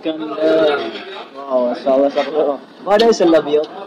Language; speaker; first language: Arabic; non-native, learner; Indonesian